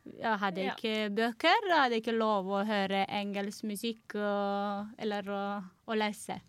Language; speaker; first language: Norwegian; non-native, learner; Romanian